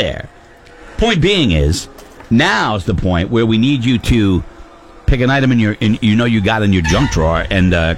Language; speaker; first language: English; native; English